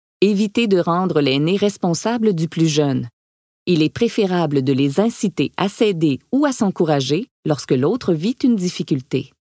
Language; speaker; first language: French; native; French